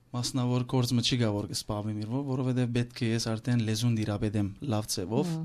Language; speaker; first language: Armenian; native; Armenian